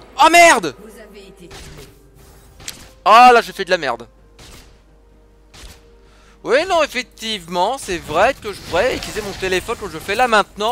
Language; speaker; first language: French; native; French